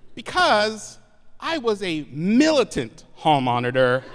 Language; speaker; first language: English; native; English